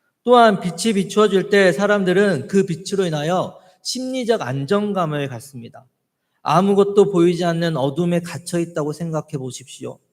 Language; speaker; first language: Korean; native; Korean